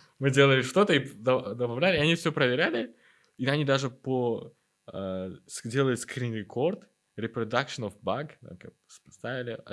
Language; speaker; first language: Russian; non-native, local second language; Uzbek